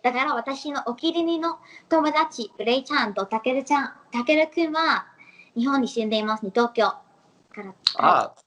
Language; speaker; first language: Japanese; non-native, learner; English